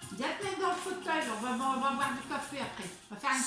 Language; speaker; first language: French; native; French